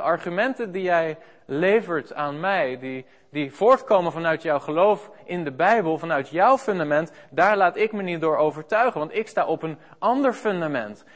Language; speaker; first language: Dutch; native; Dutch